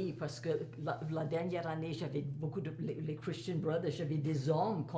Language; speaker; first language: French; native; French